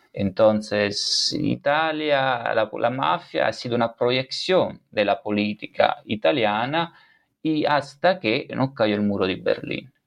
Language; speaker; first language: Spanish; non-native, fluent; Italian